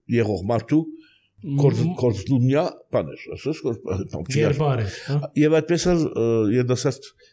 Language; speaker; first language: Armenian; early bilingual, heritage; Armenian